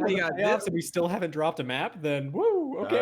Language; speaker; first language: English; native; English